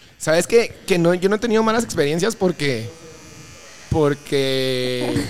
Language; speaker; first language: Spanish; non-native, fluent; Dutch